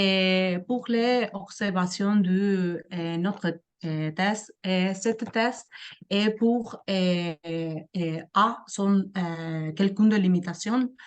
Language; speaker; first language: French; non-native, learner; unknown